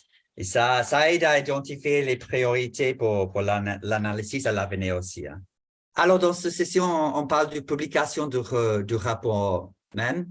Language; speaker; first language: French; non-native, fluent; English